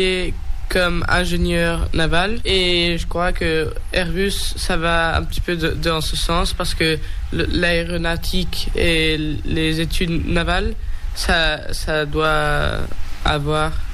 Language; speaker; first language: French; early bilingual, heritage; French